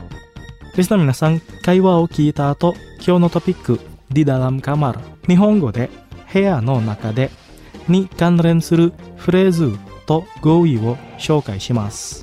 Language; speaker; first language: Japanese; non-native, fluent; Indonesian